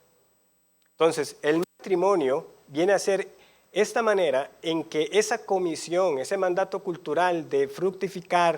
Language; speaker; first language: Spanish; native; Spanish